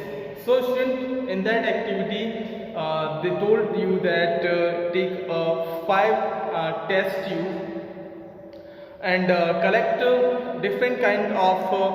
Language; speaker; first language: English; non-native, local second language; Hindi